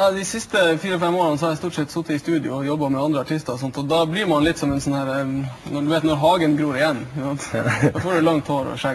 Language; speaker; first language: Norwegian; native; Norwegian